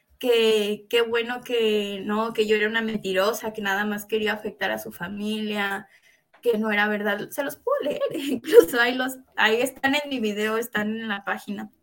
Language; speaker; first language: Spanish; native; Spanish